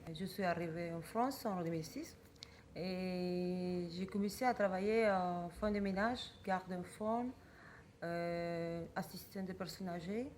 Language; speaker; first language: French; non-native, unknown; Spanish